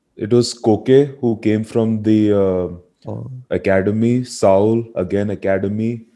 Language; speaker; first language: English; non-native, local second language; Hindi